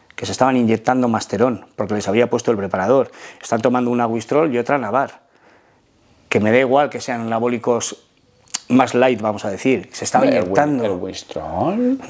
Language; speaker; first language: Spanish; native; Spanish